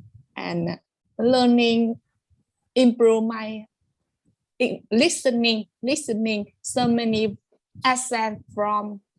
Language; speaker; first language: English; non-native, learner; Vietnamese